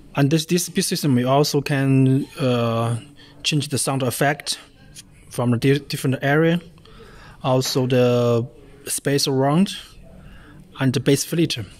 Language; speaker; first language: English; non-native, learner; Chinese